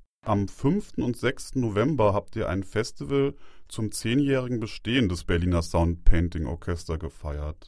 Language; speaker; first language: German; native; German